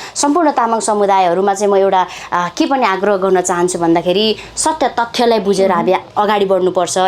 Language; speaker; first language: Nepali; non-native, local second language; Eastern Tamang